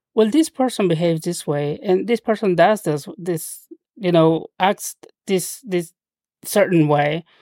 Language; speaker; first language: English; non-native, fluent; Spanish